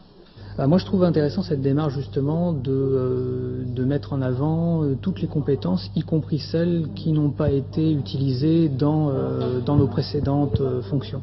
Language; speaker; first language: French; native; French